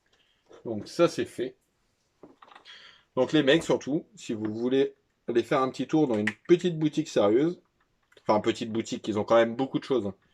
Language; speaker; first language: French; native; French